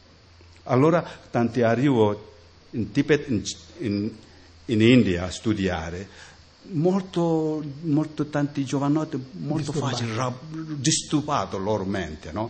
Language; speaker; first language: Italian; non-native, learner; Tibetan